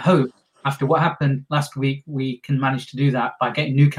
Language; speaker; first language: English; native; English